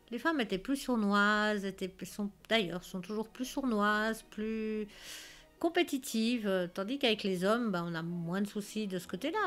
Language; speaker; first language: French; early bilingual, other home language; Spanish